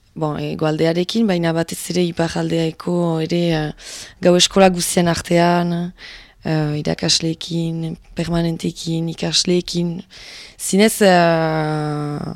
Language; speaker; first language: Basque; native; Basque